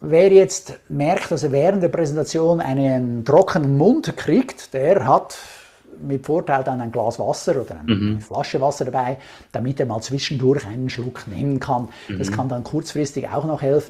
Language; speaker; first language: German; native; German